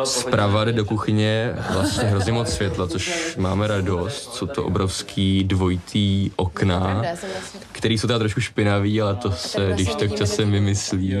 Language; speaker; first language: Czech; native; Czech